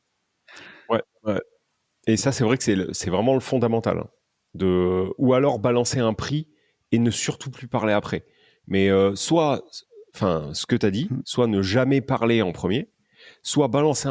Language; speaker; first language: French; native; French